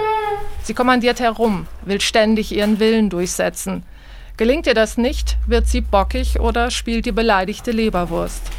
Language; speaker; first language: German; native; German